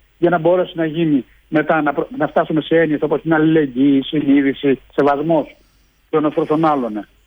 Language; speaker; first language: Greek; early bilingual, heritage; Greek